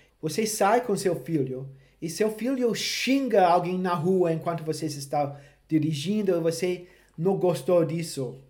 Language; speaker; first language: Portuguese; non-native, fluent; English